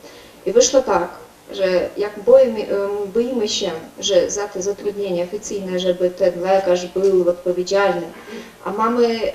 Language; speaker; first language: Polish; non-native, learner; Ukrainian